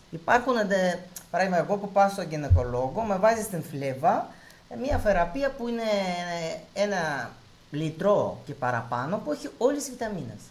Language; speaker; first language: Greek; non-native, fluent; Russian